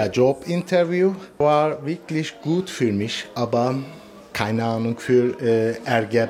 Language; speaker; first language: German; non-native, learner; Turkish